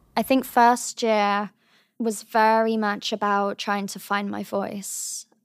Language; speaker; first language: English; native; English